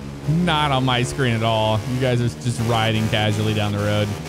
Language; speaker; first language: English; native; English